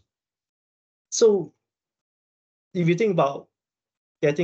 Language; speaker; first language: English; non-native, local second language; Chinese